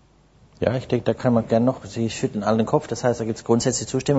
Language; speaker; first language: German; native; German